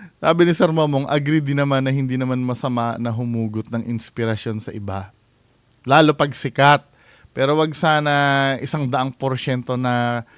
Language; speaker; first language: Filipino; native; Filipino